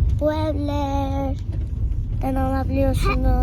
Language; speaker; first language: Turkish; early bilingual, heritage; Turkish